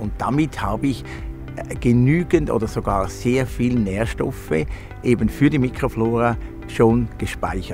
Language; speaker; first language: German; native; German